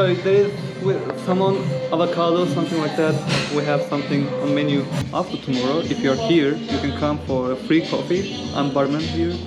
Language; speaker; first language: English; non-native, fluent; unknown